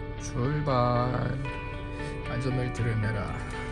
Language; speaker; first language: Korean; native; Korean